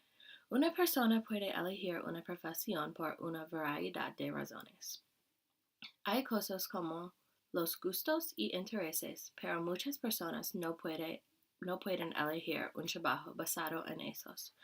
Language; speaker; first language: Spanish; non-native, learner; English